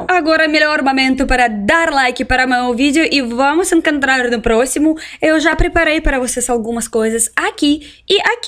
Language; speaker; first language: Portuguese; non-native, fluent; Russian